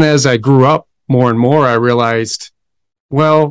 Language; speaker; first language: English; native; English